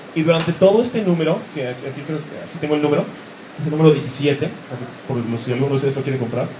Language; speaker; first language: Spanish; native; Spanish